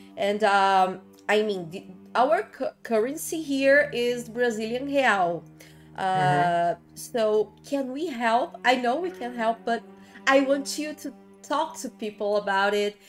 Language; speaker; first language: English; non-native, fluent; Portuguese